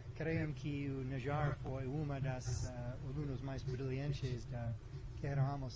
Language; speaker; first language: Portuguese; non-native, learner; English